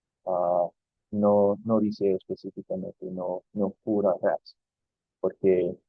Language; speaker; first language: Spanish; non-native, fluent; English